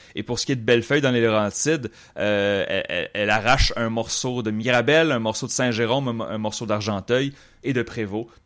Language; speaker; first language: French; native; French